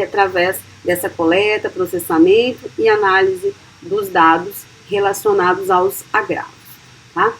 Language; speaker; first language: Portuguese; native; Portuguese